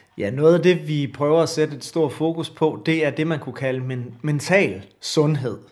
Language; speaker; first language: Danish; native; Danish